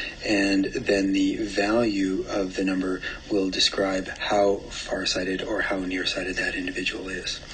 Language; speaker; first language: English; native; English